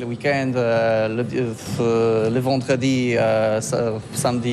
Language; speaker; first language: French; non-native, learner; Polish